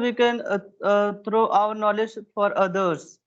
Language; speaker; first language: English; non-native, learner; Hindi